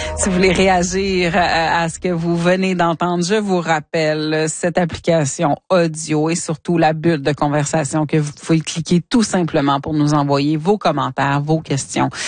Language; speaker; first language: French; native; French